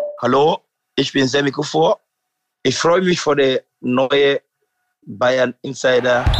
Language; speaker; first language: German; non-native, learner; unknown